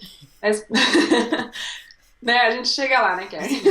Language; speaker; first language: Portuguese; native; Portuguese